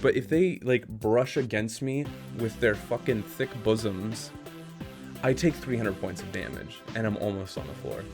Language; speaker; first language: English; native; English